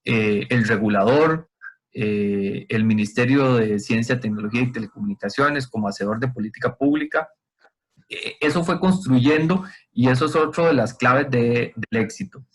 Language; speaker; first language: Spanish; native; Spanish